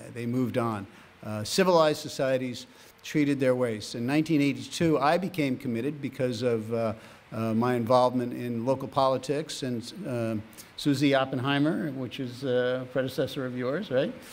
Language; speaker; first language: English; native; English